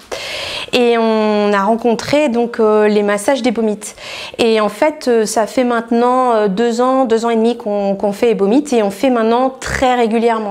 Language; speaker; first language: French; native; French